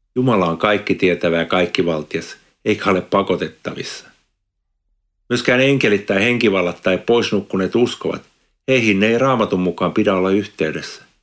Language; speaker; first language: Finnish; native; Finnish